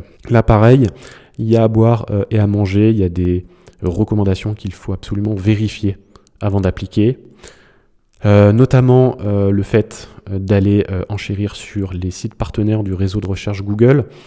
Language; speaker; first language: French; native; French